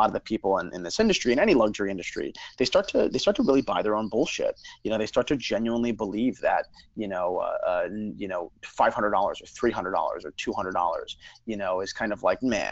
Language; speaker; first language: English; native; English